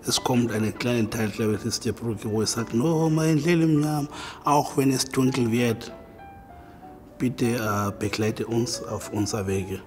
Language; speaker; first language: German; non-native, fluent; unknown